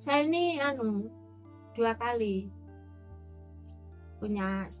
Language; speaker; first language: Indonesian; non-native, local second language; Javanese